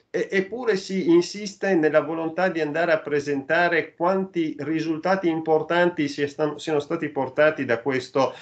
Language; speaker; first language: Italian; native; Italian